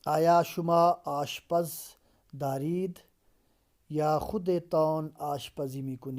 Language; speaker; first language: Persian; non-native, fluent; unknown